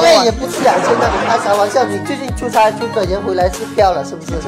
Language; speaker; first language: Chinese; native; Chinese